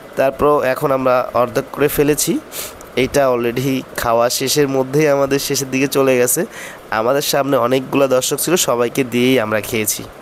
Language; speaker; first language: Bangla; native; Bangla